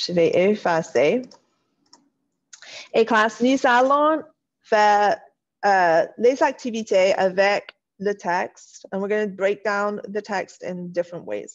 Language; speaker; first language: French; non-native, fluent; English